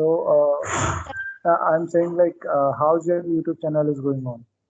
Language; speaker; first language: English; non-native, local second language; Hindi